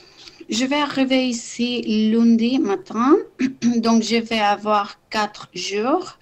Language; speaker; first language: French; non-native, learner; Spanish